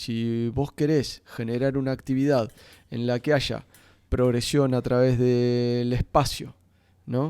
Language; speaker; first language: Spanish; native; Spanish